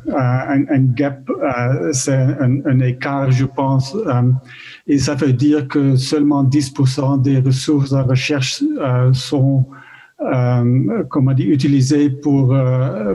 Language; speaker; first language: French; non-native, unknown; Dutch